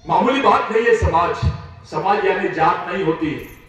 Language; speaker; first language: Hindi; non-native, local second language; Marathi